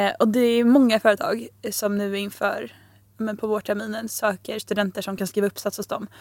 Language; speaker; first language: Swedish; native; Swedish